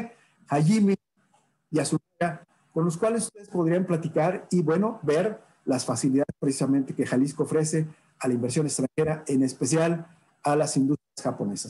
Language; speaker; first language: Spanish; native; Spanish